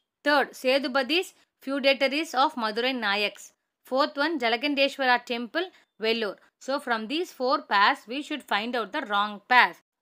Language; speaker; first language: English; non-native, local second language; Tamil